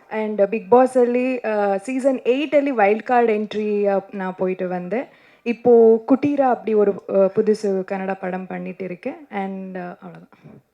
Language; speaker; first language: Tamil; non-native, learner; Kannada